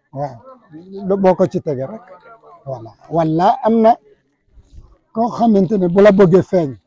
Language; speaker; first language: Wolof; non-native, local second language; Jola-Fonyi